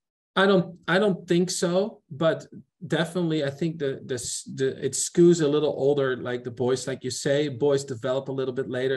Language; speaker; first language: English; non-native, fluent; Dutch